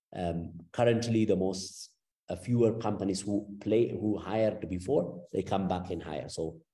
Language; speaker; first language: English; non-native, fluent; Amharic